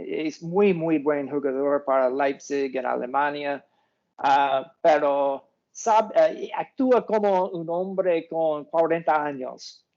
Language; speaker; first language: Spanish; non-native, fluent; English